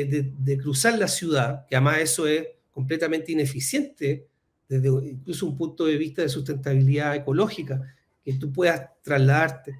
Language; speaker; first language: Spanish; native; Spanish